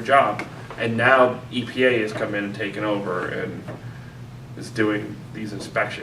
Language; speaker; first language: English; native; English